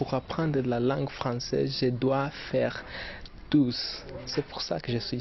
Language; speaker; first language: French; non-native, learner; Portuguese